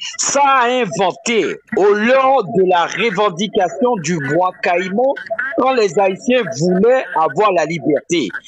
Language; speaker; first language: French; native; French